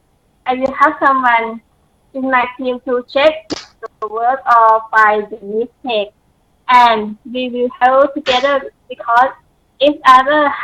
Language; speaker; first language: English; non-native, learner; Thai